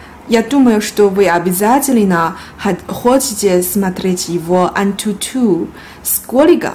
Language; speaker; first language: Russian; non-native, learner; Chinese